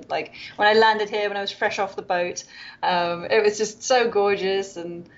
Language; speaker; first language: English; native; English